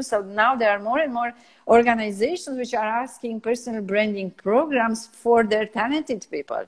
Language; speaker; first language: English; non-native, fluent; Romanian